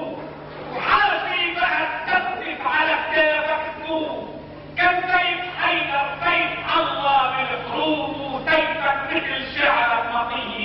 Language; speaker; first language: Arabic; native; Arabic